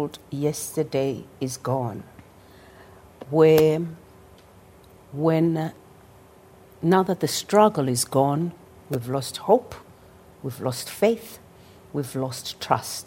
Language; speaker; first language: English; non-native, local second language; Zulu